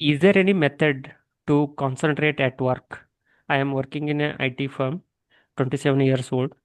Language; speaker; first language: English; non-native, local second language; Kannada